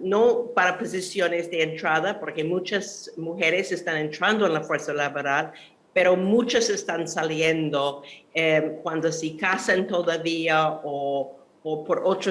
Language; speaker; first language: Spanish; non-native, fluent; English